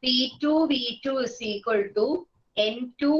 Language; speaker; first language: English; non-native, local second language; Malayalam